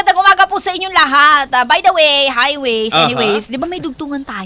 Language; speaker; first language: Filipino; native; Filipino